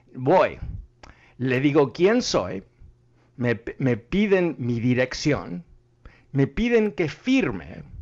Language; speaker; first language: Spanish; early bilingual, heritage; Spanish